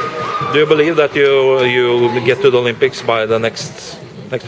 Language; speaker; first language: English; non-native, fluent; Norwegian